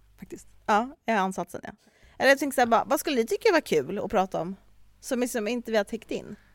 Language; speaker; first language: Swedish; native; Swedish